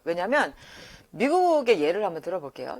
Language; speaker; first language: Korean; native; Korean